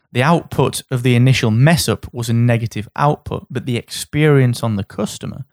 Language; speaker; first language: English; native; English